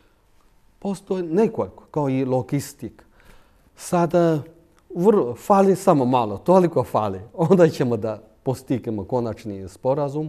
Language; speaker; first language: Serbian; non-native, fluent; Chinese